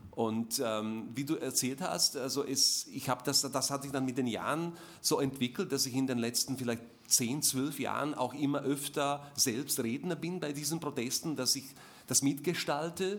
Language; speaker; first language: German; non-native, fluent; Slovak